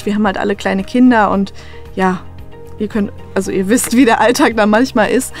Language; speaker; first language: German; native; German